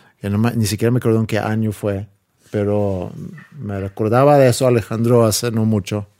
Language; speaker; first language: Spanish; non-native, fluent; Swedish